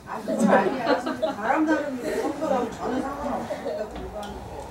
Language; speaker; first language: Korean; native; Korean